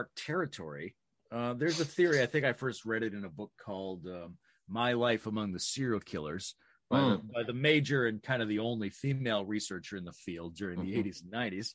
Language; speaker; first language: English; native; English